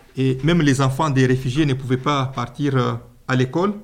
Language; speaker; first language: French; non-native, local second language; Luba-Lulua